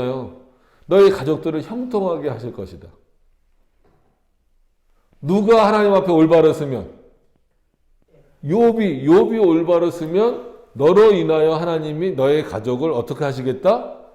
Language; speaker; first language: Korean; native; Korean